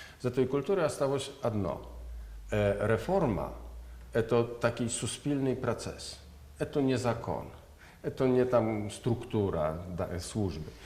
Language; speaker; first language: Russian; non-native, learner; Polish